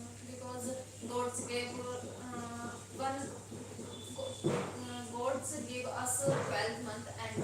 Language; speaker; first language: English; non-native, learner; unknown